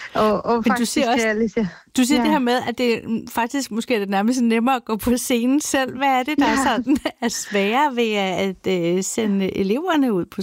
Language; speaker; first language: Danish; native; Danish